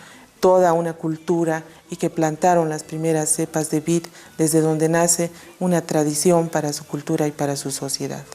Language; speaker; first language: Spanish; native; Spanish